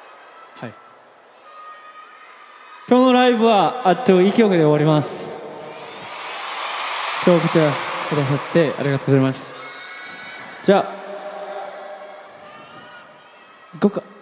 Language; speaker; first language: Japanese; non-native, learner; Korean